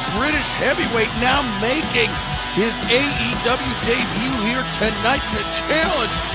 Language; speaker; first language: English; native; English